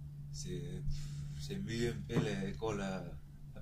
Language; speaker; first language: French; non-native, learner; Tongan